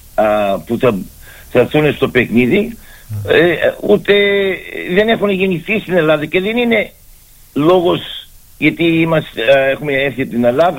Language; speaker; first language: Greek; early bilingual, heritage; Greek